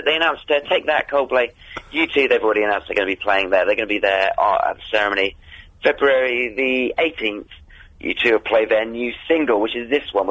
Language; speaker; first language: English; native; English